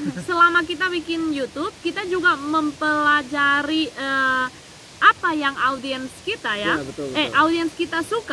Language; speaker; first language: Indonesian; non-native, fluent; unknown